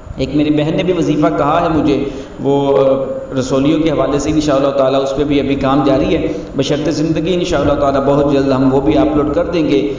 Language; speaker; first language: Urdu; non-native, local second language; Punjabi